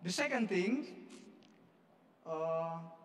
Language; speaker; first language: English; non-native, learner; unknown